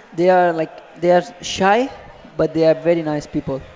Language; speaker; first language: English; non-native, learner; Catalan